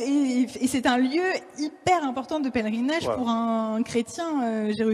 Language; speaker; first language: French; native; French